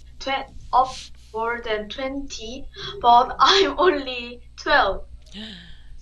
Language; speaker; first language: English; non-native, learner; Korean